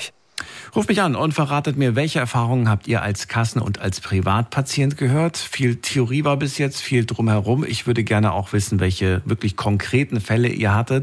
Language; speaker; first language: German; native; German